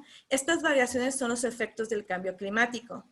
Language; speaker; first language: Spanish; native; Spanish